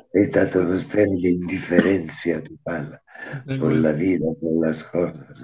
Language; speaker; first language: Spanish; non-native, fluent; Italian